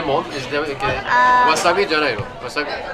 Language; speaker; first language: English; non-native, fluent; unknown